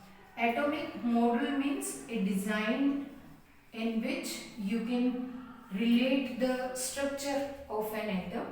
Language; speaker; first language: English; non-native, local second language; Hindi